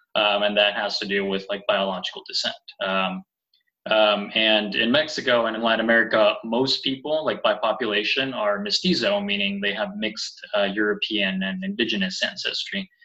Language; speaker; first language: English; early bilingual, other home language; Spanish